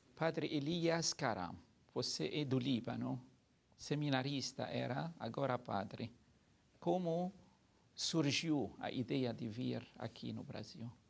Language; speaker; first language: Portuguese; non-native, fluent; Arabic